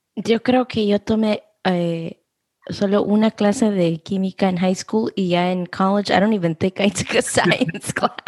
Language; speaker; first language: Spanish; early bilingual, heritage; Spanish